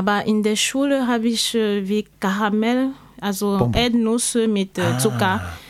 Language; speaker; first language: German; non-native, learner; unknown